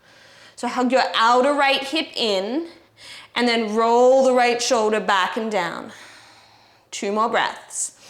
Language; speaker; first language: English; native; English